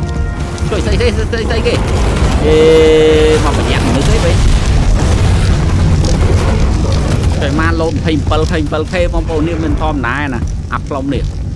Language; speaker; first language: Khmer; native; Khmer